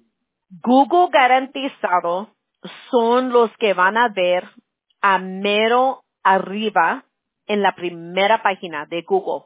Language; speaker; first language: Spanish; early bilingual, heritage; Spanish